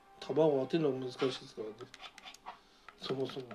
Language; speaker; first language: Japanese; native; Japanese